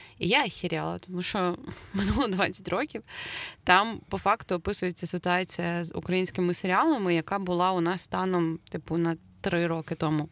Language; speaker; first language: Ukrainian; native; Ukrainian